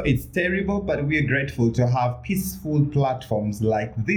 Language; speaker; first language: English; non-native, local second language; Ganda